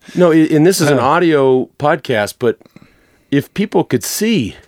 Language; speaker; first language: English; native; English